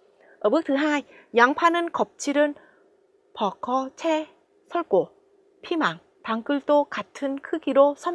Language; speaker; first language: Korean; non-native, fluent; Vietnamese